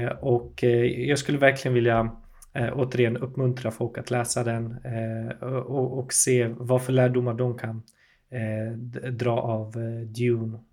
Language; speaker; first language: Swedish; native; Swedish